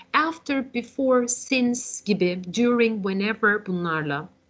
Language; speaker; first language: English; non-native, fluent; Turkish